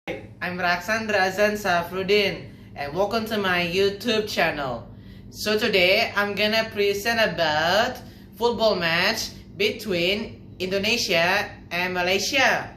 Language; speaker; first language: English; non-native, learner; Indonesian